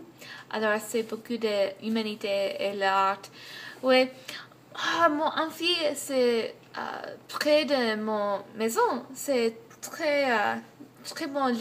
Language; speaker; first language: French; non-native, learner; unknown